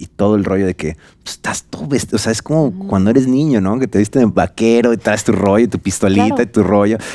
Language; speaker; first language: Spanish; native; Spanish